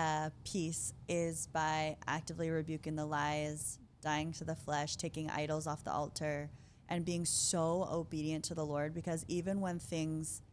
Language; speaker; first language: English; native; English